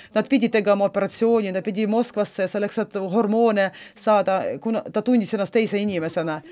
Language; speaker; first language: Estonian; non-native, local second language; Russian